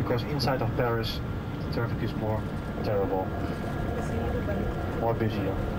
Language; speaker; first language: English; non-native, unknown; Dutch